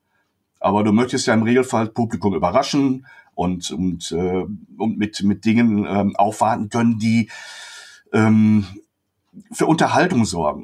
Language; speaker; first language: German; native; German